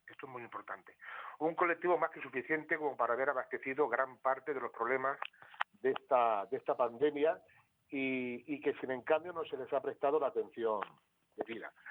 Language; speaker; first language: Spanish; native; Spanish